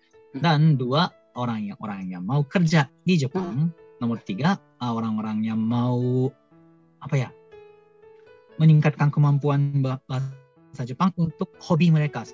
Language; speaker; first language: Indonesian; non-native, fluent; Japanese